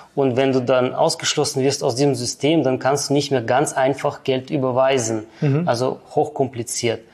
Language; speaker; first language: German; non-native, fluent; Russian